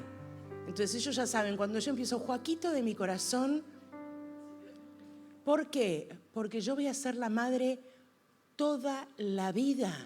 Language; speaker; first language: Spanish; native; Spanish